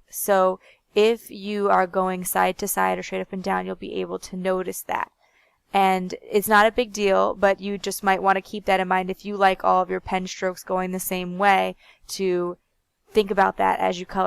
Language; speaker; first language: English; native; English